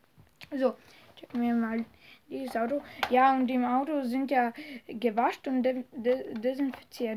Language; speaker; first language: German; non-native, learner; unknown